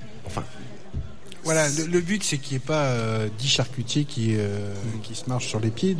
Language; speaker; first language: French; native; French